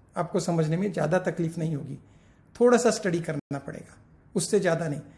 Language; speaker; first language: Hindi; non-native, local second language; Marathi